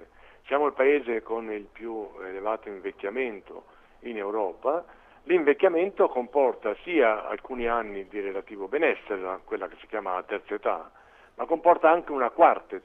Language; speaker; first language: Italian; native; Italian